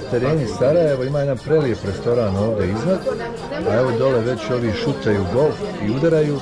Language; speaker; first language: Croatian; native; Croatian